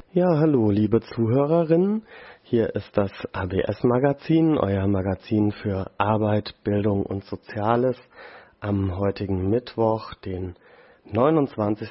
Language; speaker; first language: German; native; German